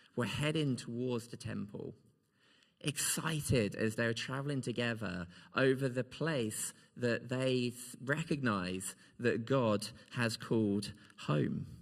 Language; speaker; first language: English; native; English